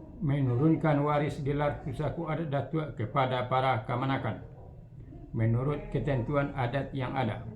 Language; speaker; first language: Malay; non-native, local second language; Minangkabau